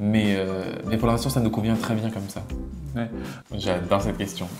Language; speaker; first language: French; native; French